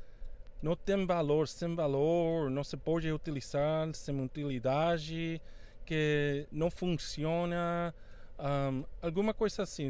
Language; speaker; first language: Portuguese; non-native, fluent; Spanish